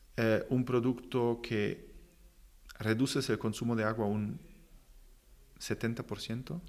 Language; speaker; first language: Spanish; non-native, fluent; German